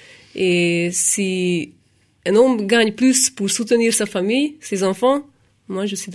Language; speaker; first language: French; non-native, fluent; Hungarian